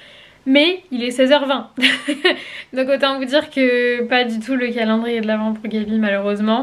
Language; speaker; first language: French; native; French